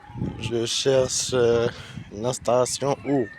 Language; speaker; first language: French; non-native, learner; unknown